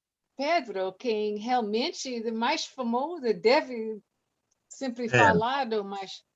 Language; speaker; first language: Portuguese; non-native, learner; English